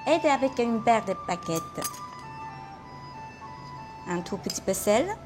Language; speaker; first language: French; non-native, fluent; Chinese